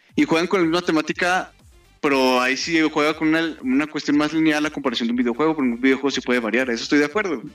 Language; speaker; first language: Spanish; native; Spanish